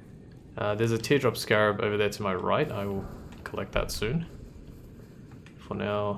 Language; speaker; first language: English; native; English